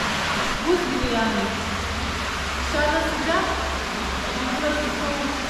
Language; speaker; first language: Turkish; non-native, fluent; Slovenian